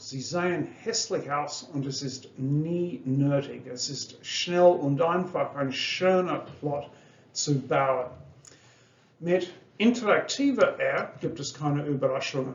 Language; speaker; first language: German; non-native, fluent; English